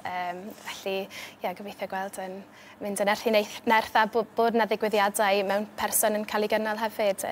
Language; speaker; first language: Welsh; native; Welsh